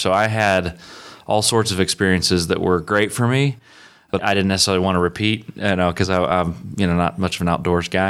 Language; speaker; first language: English; native; English